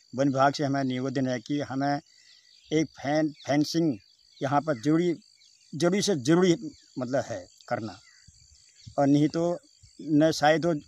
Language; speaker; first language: Hindi; native; Hindi